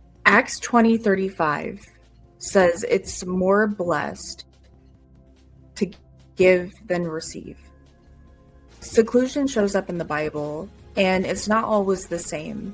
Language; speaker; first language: English; native; English